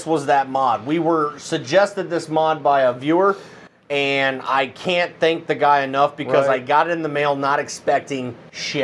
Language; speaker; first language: English; native; English